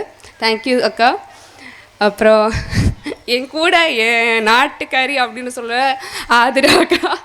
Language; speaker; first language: Tamil; non-native, learner; Malayalam